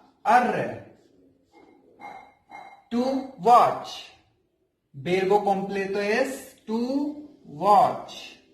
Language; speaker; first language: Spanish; non-native, fluent; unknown